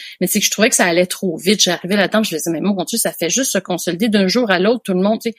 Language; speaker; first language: French; native; French